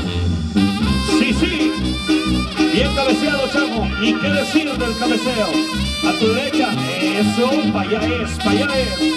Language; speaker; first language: Spanish; native; Spanish